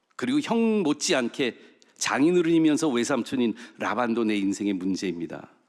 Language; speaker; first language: Korean; early bilingual, heritage; Korean